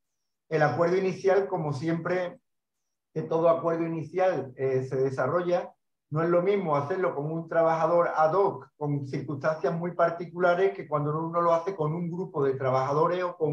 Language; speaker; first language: Spanish; native; Spanish